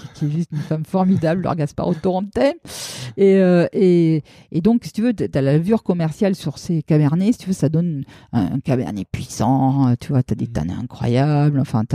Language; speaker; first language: French; native; French